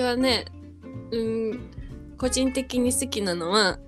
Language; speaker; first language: Japanese; early bilingual, heritage; Japanese